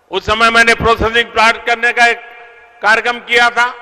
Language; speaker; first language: Hindi; non-native, local second language; Gujarati